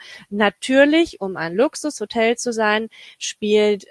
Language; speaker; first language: German; native; German